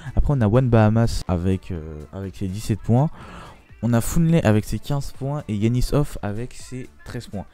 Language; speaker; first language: French; native; French